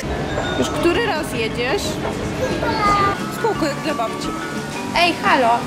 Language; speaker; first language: Polish; native; Polish